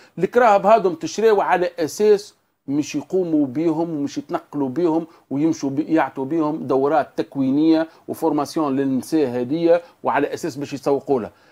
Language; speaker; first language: Arabic; native; Arabic